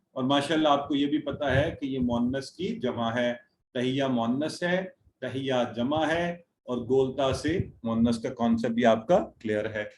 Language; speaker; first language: Urdu; native; Urdu